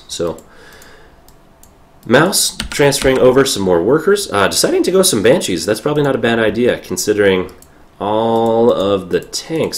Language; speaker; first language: English; native; English